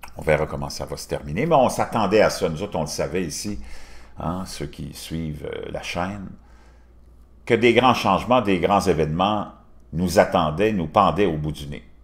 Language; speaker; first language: French; native; French